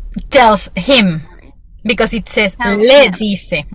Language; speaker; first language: English; non-native, fluent; Spanish